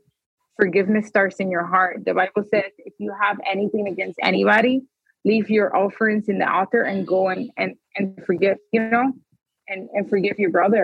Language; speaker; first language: English; early bilingual, other home language; Spanish